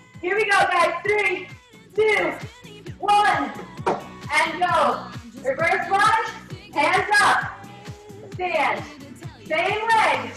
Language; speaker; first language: English; native; English